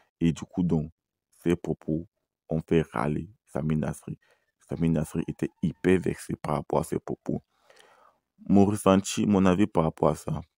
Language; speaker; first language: French; native; French